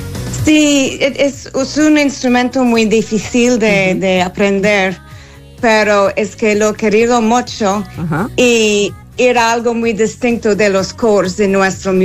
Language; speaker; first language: Spanish; non-native, fluent; English